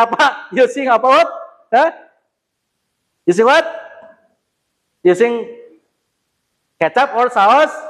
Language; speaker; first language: English; non-native, learner; Indonesian